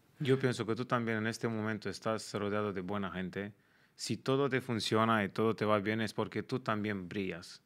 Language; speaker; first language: Spanish; native; Spanish